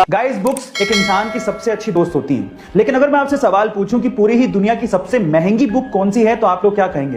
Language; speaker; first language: Hindi; native; Hindi